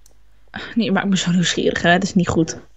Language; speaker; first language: Dutch; native; Dutch